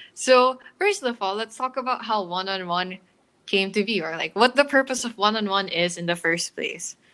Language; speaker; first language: English; non-native, local second language; Filipino